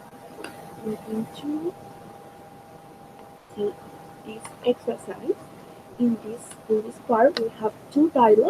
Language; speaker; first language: English; non-native, fluent; Spanish